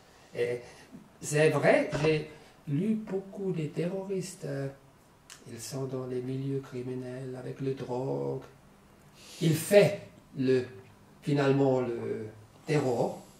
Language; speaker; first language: French; non-native, learner; German